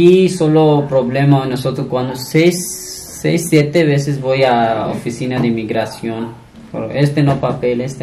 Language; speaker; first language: Spanish; non-native, learner; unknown